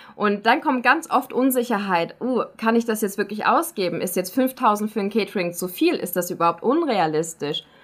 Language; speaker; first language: German; native; German